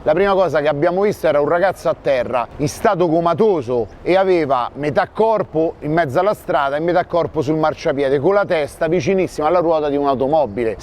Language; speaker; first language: Italian; native; Italian